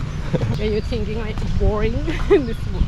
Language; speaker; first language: English; non-native, learner; Indonesian